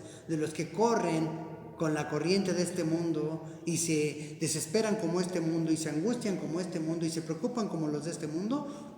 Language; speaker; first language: Spanish; native; Spanish